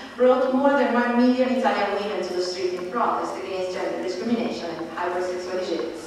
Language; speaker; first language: English; non-native, fluent; Italian